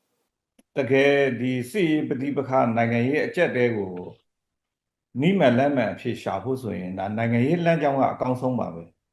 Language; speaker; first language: Burmese; native; Burmese